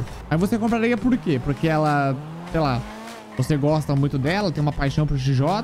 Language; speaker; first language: Portuguese; native; Portuguese